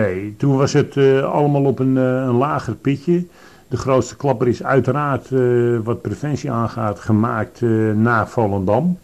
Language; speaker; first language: Dutch; native; Dutch